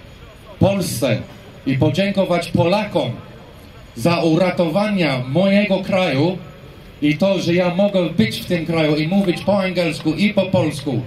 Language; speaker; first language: Polish; non-native, fluent; English